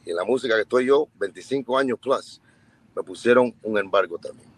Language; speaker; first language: Spanish; early bilingual, other home language; English